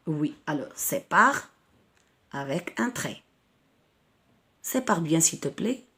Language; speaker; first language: French; non-native, local second language; Arabic